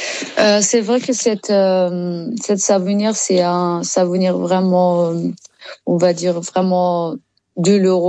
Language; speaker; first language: French; non-native, learner; Persian